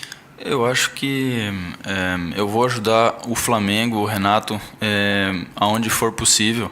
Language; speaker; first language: Portuguese; early bilingual, heritage; Portuguese